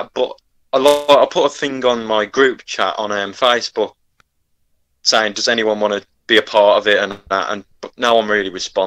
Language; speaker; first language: English; native; English